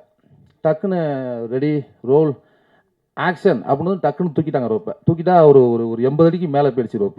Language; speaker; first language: Tamil; native; Tamil